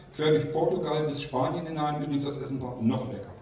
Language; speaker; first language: German; native; German